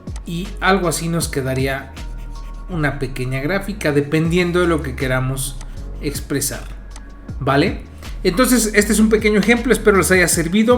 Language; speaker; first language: Spanish; native; Spanish